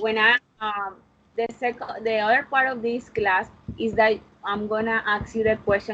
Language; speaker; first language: English; non-native, fluent; Spanish